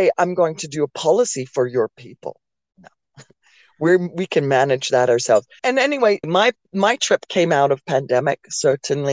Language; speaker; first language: English; native; English